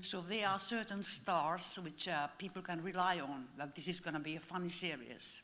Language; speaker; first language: English; non-native, fluent; Finnish